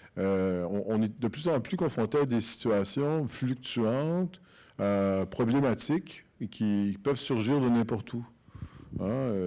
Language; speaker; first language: French; native; French